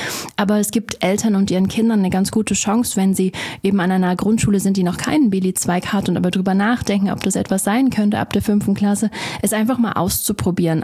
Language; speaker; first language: German; native; German